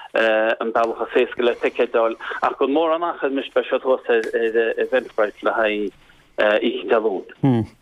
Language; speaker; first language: Irish; native; Irish